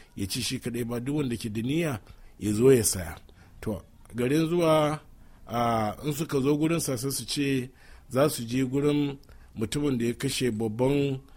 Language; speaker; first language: Hausa; non-native, local second language; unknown